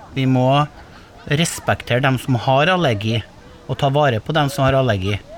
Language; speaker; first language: Norwegian; native; Norwegian